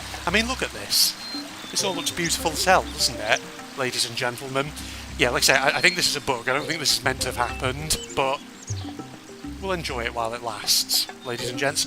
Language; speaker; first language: English; native; English